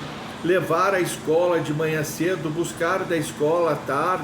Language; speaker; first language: Portuguese; native; Portuguese